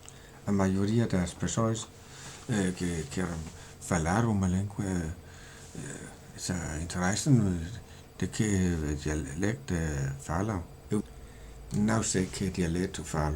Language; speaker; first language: Portuguese; non-native, learner; Danish